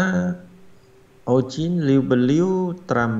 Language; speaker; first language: Russian; non-native, learner; Vietnamese